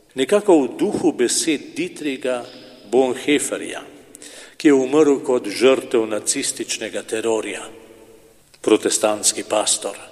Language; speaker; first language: Slovenian; native; Slovenian